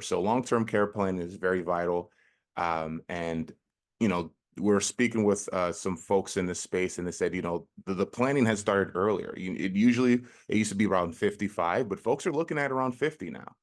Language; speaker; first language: English; native; English